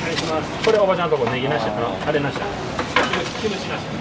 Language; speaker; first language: Japanese; native; Japanese